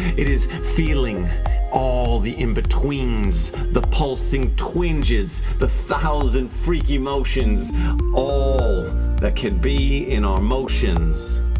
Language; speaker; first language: English; early bilingual, other home language; Spanish